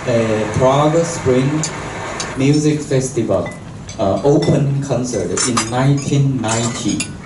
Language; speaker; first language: English; non-native, local second language; Chinese